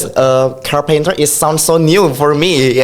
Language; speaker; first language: English; non-native, fluent; Indonesian